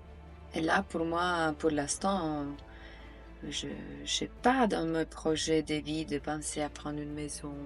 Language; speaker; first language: French; non-native, fluent; Italian